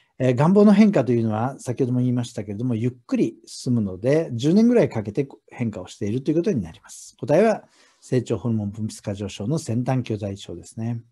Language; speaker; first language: Japanese; native; Japanese